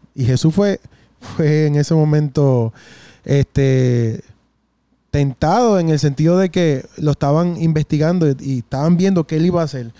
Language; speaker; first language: Spanish; native; Spanish